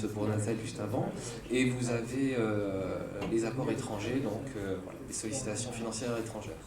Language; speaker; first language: French; native; French